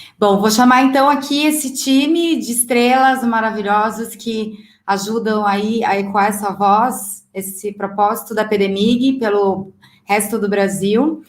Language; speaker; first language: Portuguese; native; Portuguese